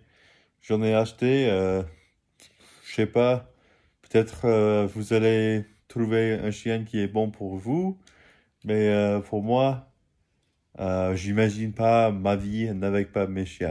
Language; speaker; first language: French; non-native, learner; English